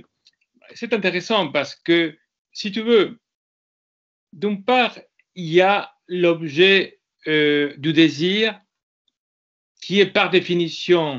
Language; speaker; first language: French; non-native, fluent; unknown